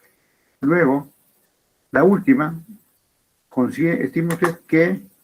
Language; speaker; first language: Spanish; native; Spanish